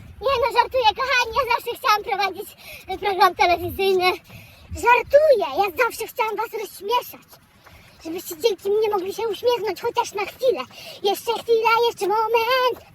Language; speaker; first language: Polish; native; Polish